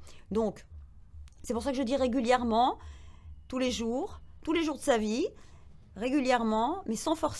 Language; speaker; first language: French; native; French